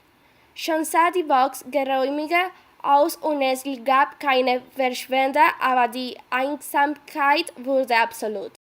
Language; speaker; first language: German; non-native, learner; Spanish